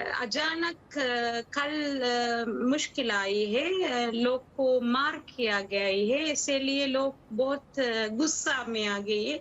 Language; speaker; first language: Hindi; non-native, learner; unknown